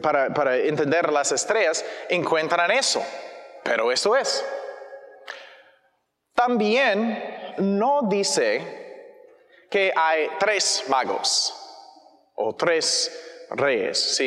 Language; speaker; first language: Spanish; non-native, learner; English